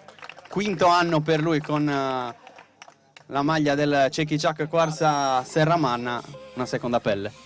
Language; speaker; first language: Italian; native; Italian